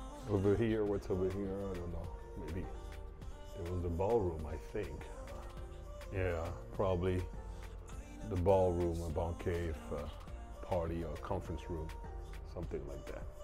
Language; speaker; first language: English; non-native, fluent; French